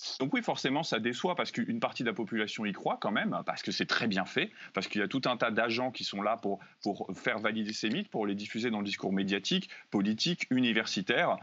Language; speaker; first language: French; native; French